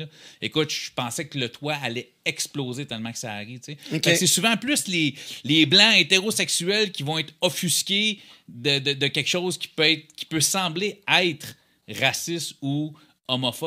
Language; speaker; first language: French; native; French